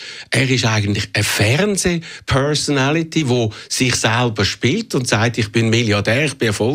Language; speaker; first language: German; native; German